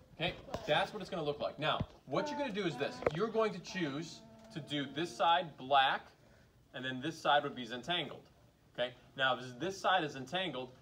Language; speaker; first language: English; native; English